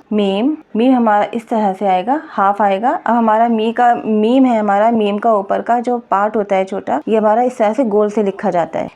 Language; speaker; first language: Urdu; native; Urdu